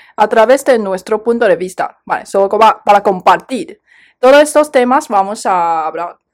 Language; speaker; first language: Spanish; non-native, fluent; Chinese